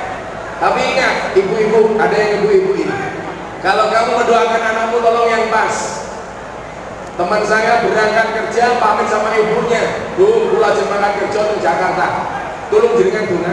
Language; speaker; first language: Indonesian; non-native, local second language; Javanese